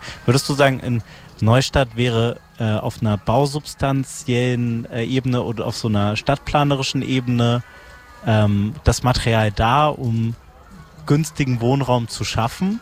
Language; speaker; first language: German; native; German